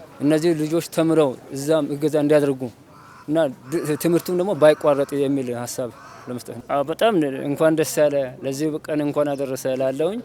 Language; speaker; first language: Amharic; non-native, local second language; Hadiyya